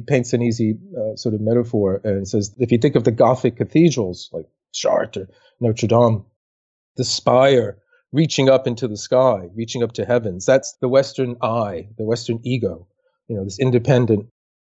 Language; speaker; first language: English; native; English